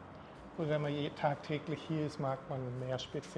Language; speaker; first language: German; native; German